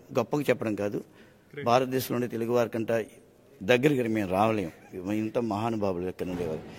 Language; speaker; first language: Telugu; early bilingual, heritage; Telugu